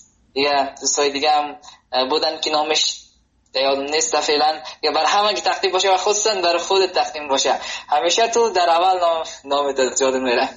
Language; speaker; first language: Persian; native; Persian